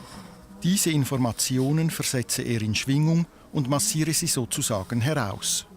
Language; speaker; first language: German; native; German